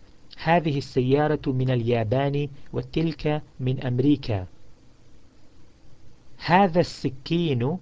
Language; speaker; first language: Arabic; non-native, fluent; English